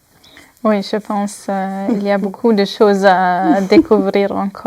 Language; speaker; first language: French; non-native, fluent; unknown